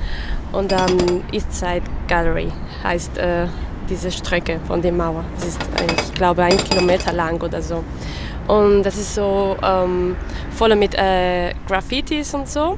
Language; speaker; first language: German; non-native, learner; French